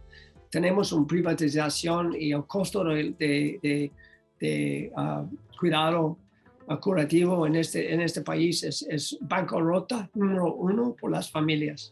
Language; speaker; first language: Spanish; non-native, learner; English